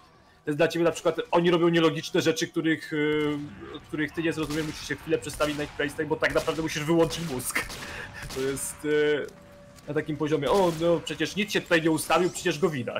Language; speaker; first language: Polish; native; Polish